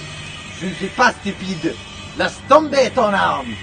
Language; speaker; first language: French; non-native, learner; English